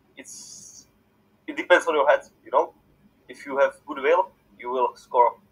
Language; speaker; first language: English; non-native, fluent; Czech